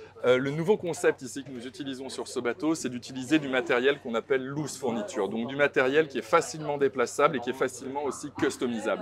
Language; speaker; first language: French; native; French